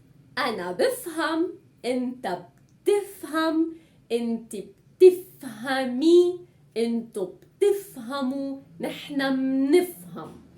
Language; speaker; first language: Arabic; native; Arabic